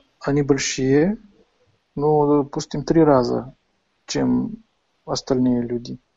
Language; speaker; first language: Russian; non-native, fluent; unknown